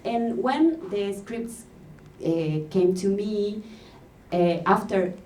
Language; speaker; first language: English; non-native, learner; Spanish